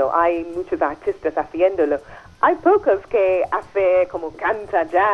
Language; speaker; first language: Spanish; non-native, fluent; English